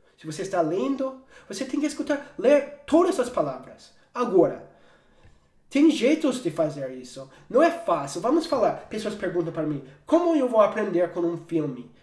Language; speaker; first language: Portuguese; non-native, fluent; English